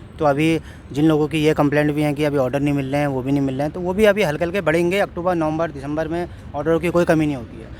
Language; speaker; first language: Hindi; native; Hindi